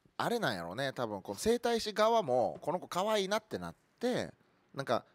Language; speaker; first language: Japanese; native; Japanese